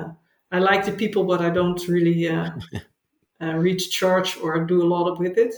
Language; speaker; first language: English; non-native, fluent; Dutch